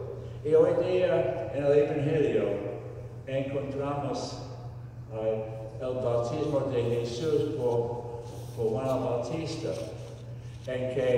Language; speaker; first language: Spanish; non-native, fluent; English